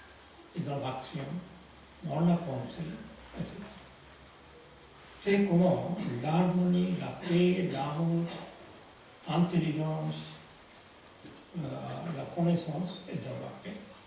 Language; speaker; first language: French; non-native, fluent; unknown